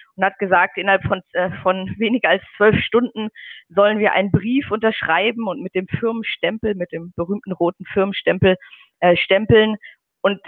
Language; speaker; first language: German; native; German